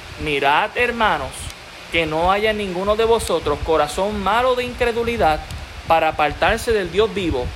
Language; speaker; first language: Spanish; native; Spanish